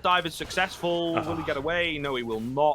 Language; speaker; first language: English; native; English